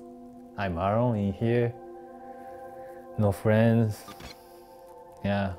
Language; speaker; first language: English; non-native, learner; Japanese